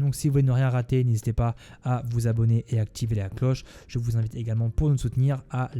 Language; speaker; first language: French; native; French